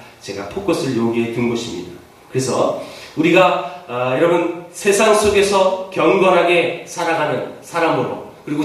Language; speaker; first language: Korean; native; Korean